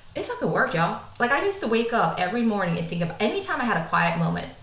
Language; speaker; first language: English; native; English